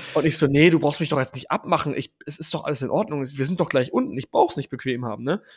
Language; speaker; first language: German; native; German